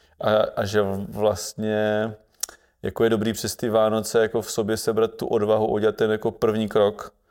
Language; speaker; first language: Czech; native; Czech